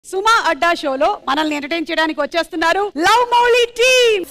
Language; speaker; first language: Telugu; non-native, local second language; Malayalam